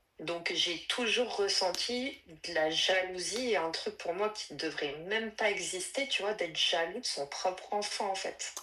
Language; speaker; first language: French; native; French